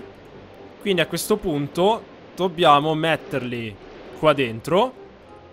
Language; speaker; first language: Italian; native; Italian